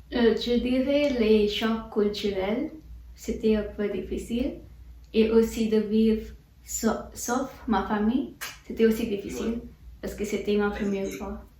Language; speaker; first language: French; non-native, learner; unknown